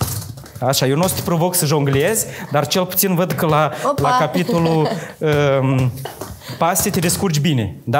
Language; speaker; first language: Romanian; native; Romanian